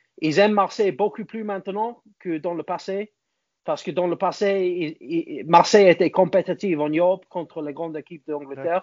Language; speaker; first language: French; non-native, learner; English